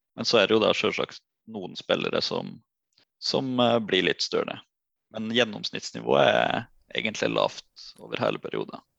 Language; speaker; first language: Norwegian; native; Norwegian